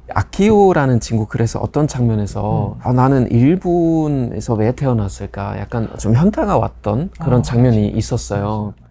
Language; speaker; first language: Korean; non-native, fluent; German